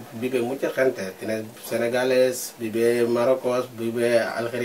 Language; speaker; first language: Spanish; non-native, learner; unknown